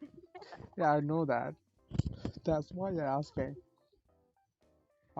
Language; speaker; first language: English; non-native, learner; Bangla